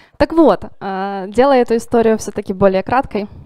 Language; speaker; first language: Russian; native; Russian